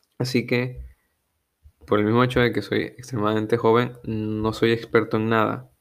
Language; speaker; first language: Spanish; native; Spanish